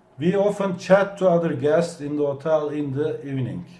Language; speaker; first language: English; non-native, fluent; Turkish